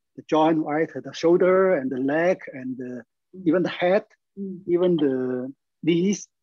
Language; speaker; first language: English; non-native, learner; Chinese